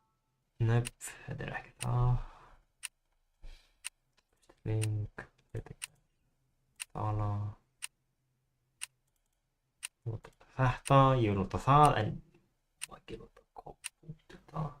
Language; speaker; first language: Icelandic; non-native, learner; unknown